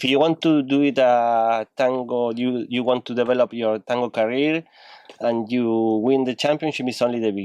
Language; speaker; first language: English; non-native, learner; Spanish